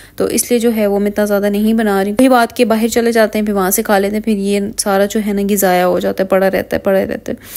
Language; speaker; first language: Urdu; non-native, local second language; Punjabi